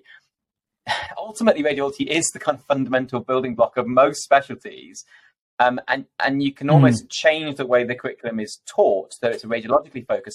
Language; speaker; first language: English; native; English